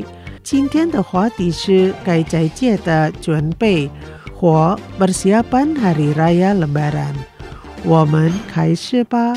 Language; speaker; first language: Chinese; early bilingual, heritage; Chinese